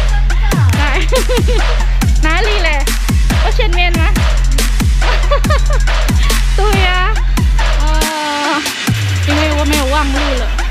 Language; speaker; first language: Chinese; non-native, learner; Indonesian